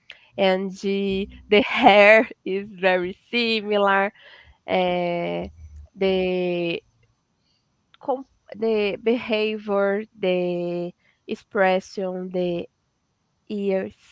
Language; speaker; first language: English; non-native, learner; Portuguese